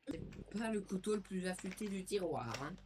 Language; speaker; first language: French; native; French